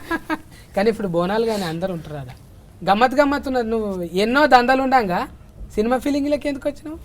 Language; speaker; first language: Telugu; native; Telugu